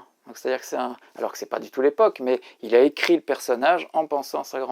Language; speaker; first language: French; native; French